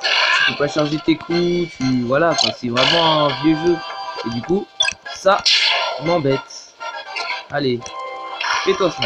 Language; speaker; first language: French; native; French